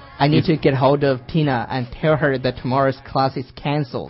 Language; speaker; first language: English; non-native, fluent; Chinese